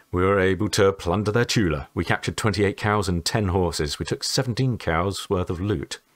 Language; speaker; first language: English; native; English